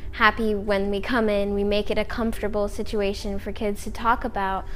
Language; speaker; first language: English; native; English